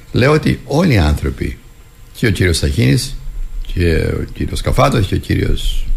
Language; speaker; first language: Greek; native; Greek